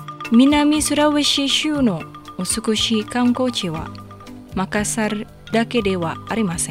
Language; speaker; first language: Japanese; non-native, fluent; Indonesian